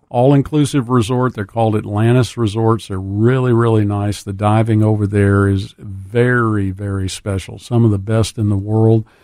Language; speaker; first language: English; native; English